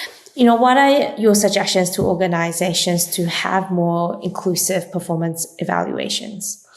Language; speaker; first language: English; native; English